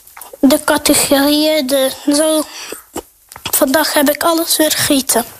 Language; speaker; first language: Dutch; non-native, learner; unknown